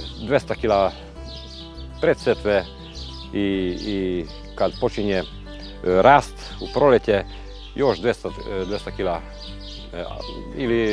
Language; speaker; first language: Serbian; non-native, local second language; Hungarian